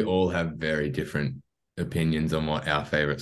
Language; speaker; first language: English; native; English